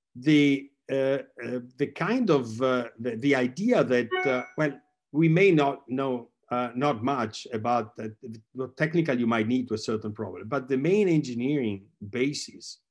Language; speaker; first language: English; non-native, fluent; Italian